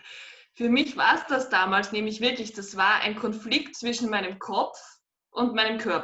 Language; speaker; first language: German; native; German